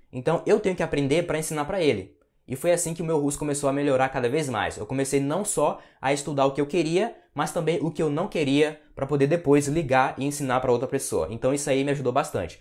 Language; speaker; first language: Portuguese; native; Portuguese